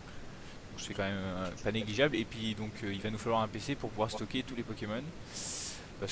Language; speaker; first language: French; native; French